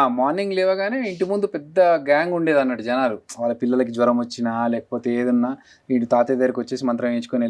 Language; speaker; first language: Telugu; native; Telugu